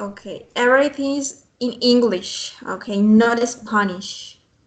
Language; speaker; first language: English; non-native, fluent; Spanish